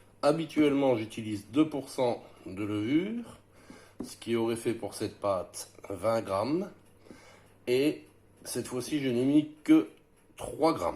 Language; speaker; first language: French; native; French